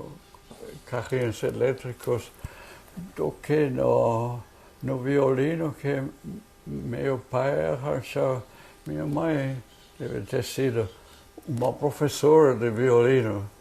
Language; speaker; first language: Portuguese; non-native, fluent; German